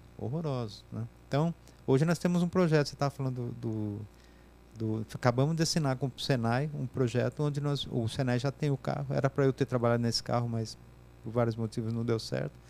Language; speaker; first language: Portuguese; native; Portuguese